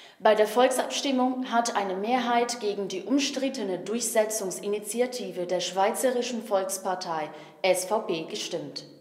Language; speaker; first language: German; native; German